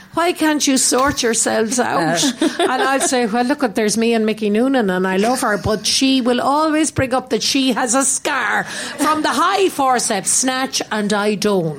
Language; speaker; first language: English; native; English